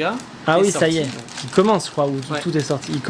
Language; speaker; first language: French; native; French